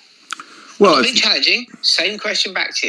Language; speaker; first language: English; native; English